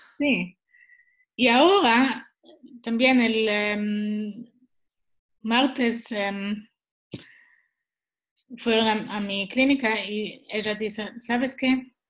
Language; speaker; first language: Spanish; non-native, learner; Swiss German